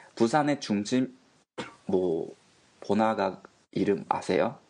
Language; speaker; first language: Korean; non-native, fluent; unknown